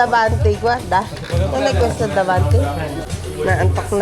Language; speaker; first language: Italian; non-native, learner; Filipino